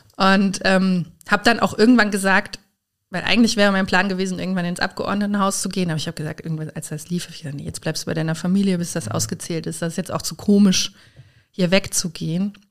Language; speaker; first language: German; native; German